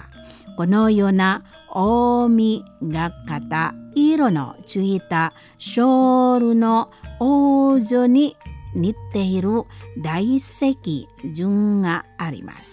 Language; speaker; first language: Japanese; non-native, learner; Indonesian